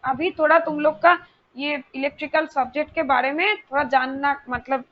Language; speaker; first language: Hindi; non-native, local second language; Bangla